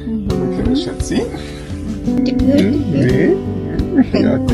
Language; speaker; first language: German; native; German